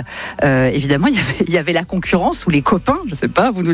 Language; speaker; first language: French; native; French